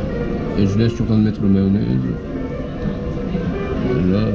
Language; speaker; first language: French; non-native, fluent; Japanese